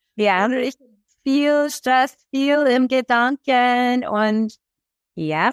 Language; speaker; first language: German; non-native, fluent; English